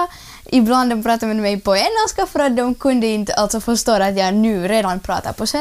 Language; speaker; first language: Swedish; early bilingual, other home language; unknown